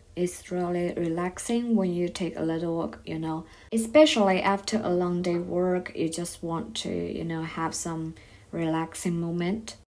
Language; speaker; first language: English; non-native, fluent; Chinese